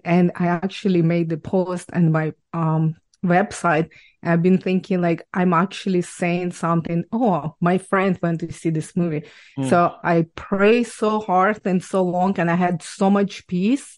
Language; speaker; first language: English; non-native, fluent; Ukrainian